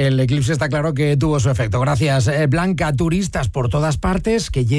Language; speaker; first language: Spanish; native; Spanish